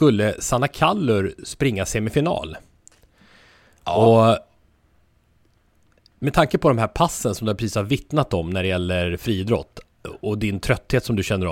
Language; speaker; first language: Swedish; native; Swedish